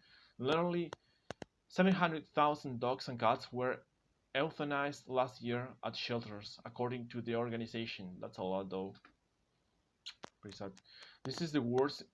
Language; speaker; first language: English; non-native, fluent; Spanish